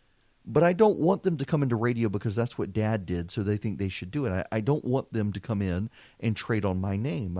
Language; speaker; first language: English; native; English